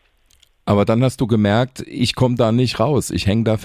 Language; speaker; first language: German; native; German